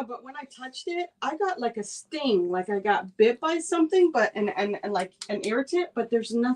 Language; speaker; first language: English; native; English